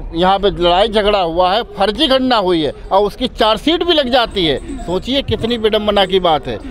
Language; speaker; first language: Hindi; native; Hindi